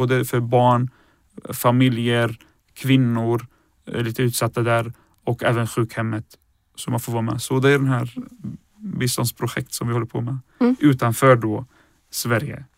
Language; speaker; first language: Swedish; early bilingual, other home language; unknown